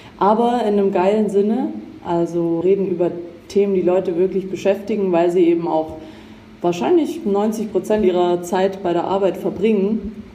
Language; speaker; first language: German; early bilingual, other home language; Croatian